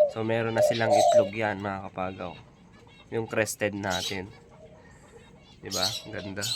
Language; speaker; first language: Filipino; non-native, local second language; Iloko